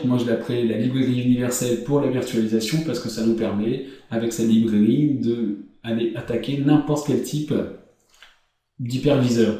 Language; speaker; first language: French; native; French